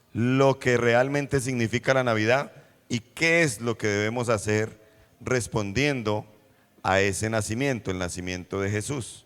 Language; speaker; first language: Spanish; native; Spanish